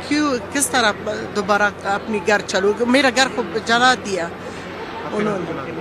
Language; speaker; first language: Hindi; non-native, learner; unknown